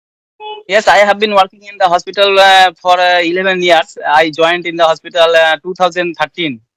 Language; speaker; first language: English; non-native, learner; Bangla